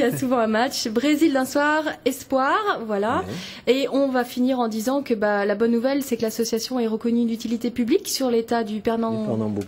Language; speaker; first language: French; native; French